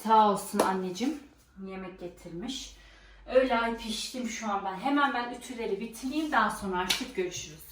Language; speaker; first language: Turkish; native; Turkish